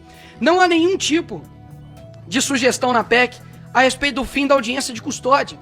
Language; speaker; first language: Portuguese; native; Portuguese